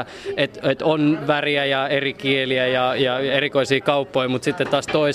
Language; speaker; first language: Finnish; native; Finnish